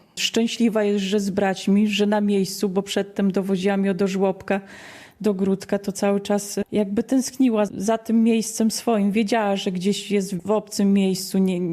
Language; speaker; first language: Polish; native; Polish